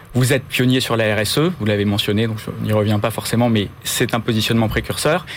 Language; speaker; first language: French; native; French